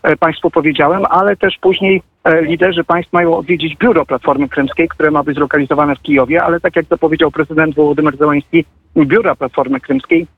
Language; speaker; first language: Polish; native; Polish